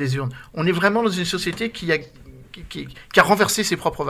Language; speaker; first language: French; native; French